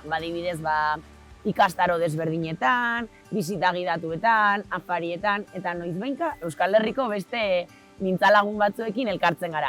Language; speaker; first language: Basque; native; Basque